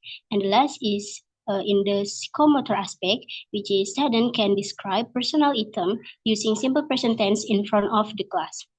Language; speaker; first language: English; non-native, learner; Indonesian